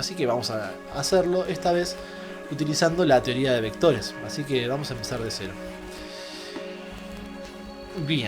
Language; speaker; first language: Spanish; native; Spanish